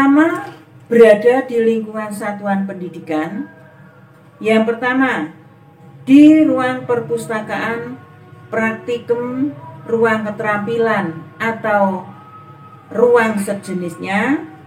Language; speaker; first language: Indonesian; native; Indonesian